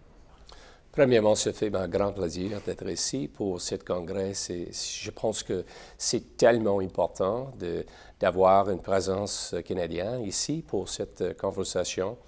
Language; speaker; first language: French; non-native, learner; English